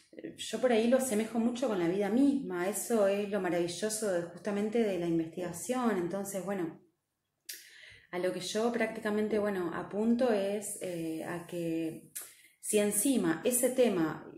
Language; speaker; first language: Spanish; native; Spanish